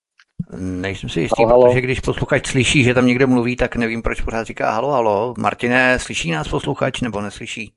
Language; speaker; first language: Czech; native; Czech